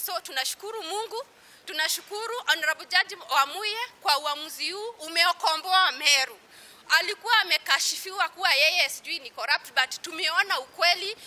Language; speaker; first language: Swahili; non-native, local second language; Meru